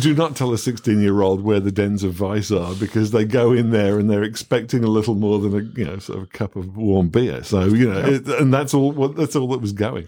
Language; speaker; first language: English; native; English